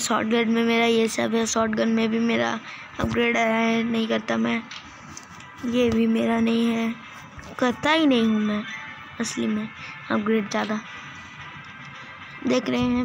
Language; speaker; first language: Hindi; non-native, local second language; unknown